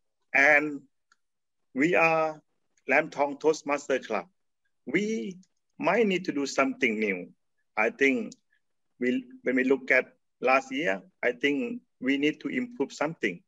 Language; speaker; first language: English; non-native, learner; Thai